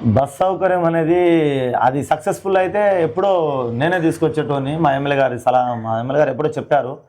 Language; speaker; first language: Telugu; non-native, local second language; Lambadi